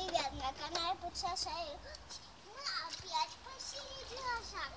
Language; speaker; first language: Russian; early bilingual, heritage; Russian